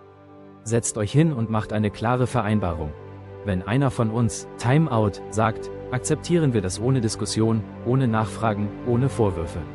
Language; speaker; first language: German; native; German